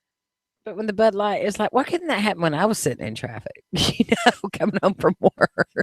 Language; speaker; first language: English; native; English